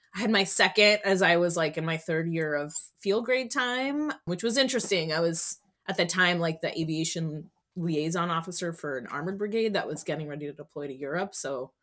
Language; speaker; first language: English; native; English